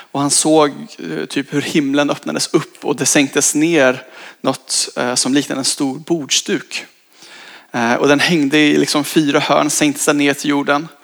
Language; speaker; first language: Swedish; native; Swedish